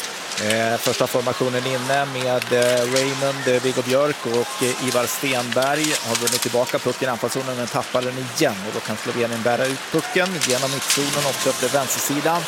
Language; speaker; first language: Swedish; native; Swedish